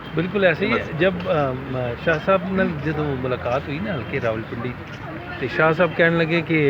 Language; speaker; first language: Urdu; non-native, local second language; Punjabi